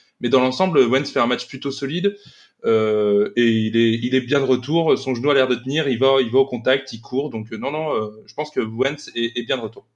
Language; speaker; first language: French; native; French